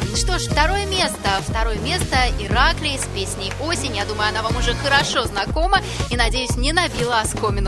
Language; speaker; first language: Russian; native; Russian